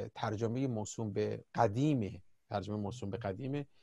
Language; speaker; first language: Persian; native; Persian